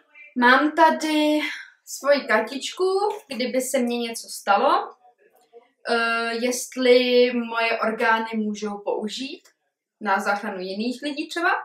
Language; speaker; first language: Czech; early bilingual, heritage; Czech